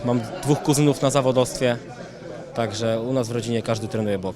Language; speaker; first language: Polish; native; Polish